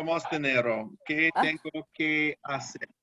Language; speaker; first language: Spanish; non-native, learner; English